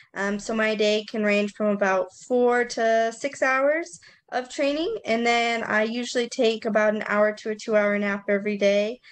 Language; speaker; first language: English; native; English